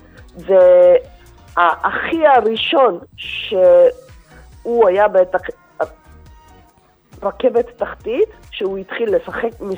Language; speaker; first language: Hebrew; non-native, fluent; Korean